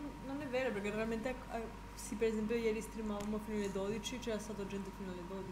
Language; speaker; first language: Italian; non-native, fluent; Spanish